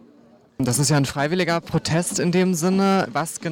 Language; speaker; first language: German; native; German